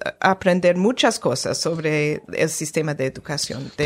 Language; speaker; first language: Spanish; non-native, fluent; English